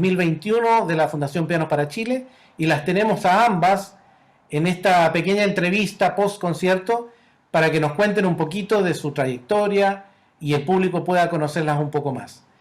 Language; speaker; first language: Spanish; native; Spanish